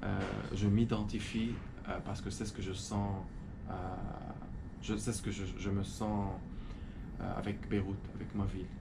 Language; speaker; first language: French; non-native, fluent; Arabic